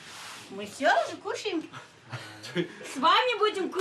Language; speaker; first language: Russian; non-native, local second language; Kyrgyz